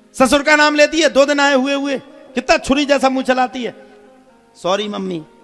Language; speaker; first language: Hindi; native; Hindi